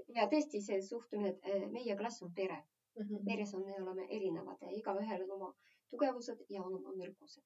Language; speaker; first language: Estonian; non-native, local second language; Russian